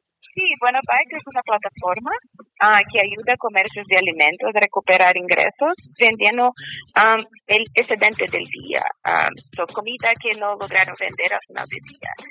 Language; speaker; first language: Spanish; non-native, learner; Portuguese